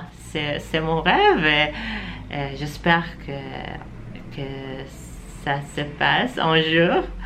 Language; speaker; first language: French; non-native, learner; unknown